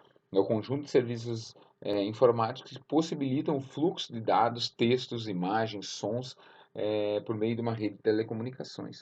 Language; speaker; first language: Portuguese; native; Portuguese